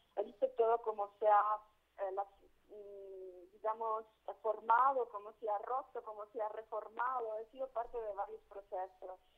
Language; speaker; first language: Spanish; non-native, fluent; Italian